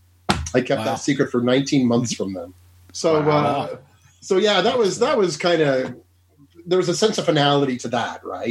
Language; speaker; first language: English; native; English